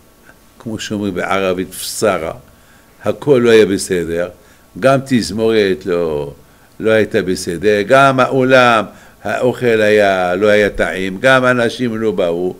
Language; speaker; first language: Hebrew; non-native, fluent; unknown